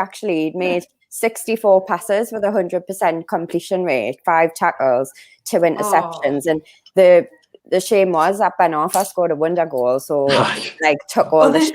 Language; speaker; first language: English; native; English